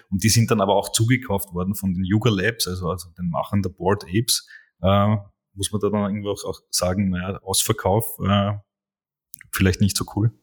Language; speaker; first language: German; native; German